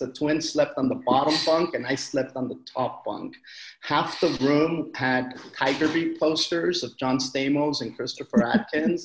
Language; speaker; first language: English; native; English